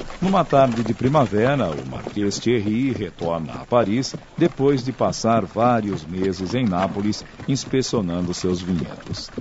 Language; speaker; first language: Portuguese; native; Portuguese